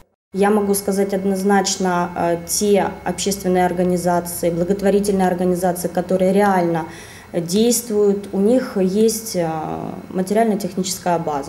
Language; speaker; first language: Russian; native; Russian